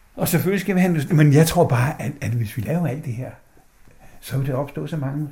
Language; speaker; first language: Danish; native; Danish